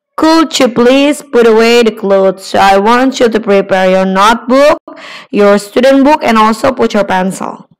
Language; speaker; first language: English; non-native, fluent; Indonesian